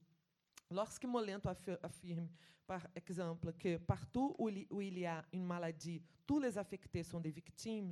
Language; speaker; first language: French; non-native, fluent; Portuguese